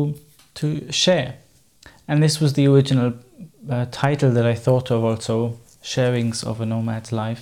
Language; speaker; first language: English; non-native, fluent; German